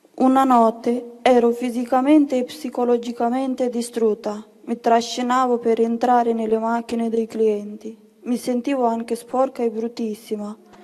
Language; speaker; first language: Italian; non-native, fluent; Bulgarian